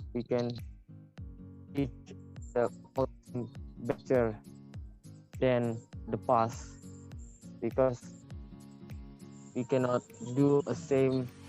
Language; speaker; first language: English; non-native, learner; Indonesian